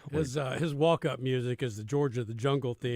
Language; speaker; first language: English; native; English